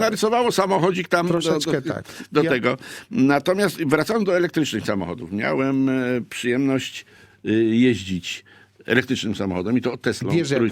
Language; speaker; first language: Polish; native; Polish